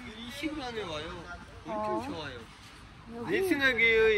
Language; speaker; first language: Korean; non-native, learner; Urdu